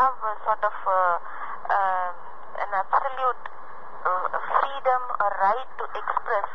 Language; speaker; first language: English; non-native, local second language; Tamil